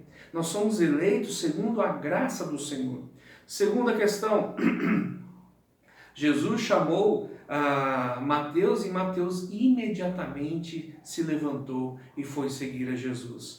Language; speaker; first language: Portuguese; native; Portuguese